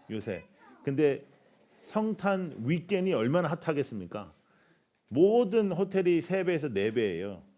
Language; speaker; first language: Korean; native; Korean